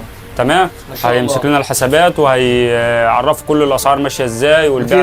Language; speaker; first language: Arabic; native; Arabic